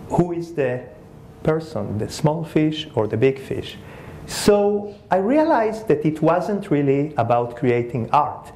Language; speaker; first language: English; early bilingual, other home language; Spanish